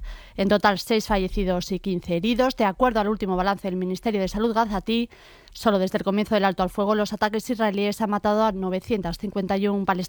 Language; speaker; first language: Spanish; native; Spanish